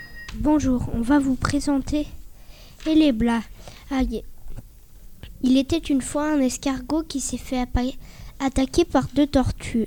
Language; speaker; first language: French; non-native, learner; Spanish